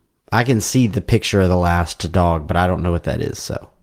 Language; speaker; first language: English; native; English